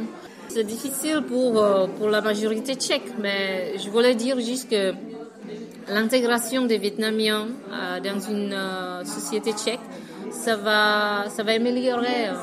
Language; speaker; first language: French; non-native, fluent; Vietnamese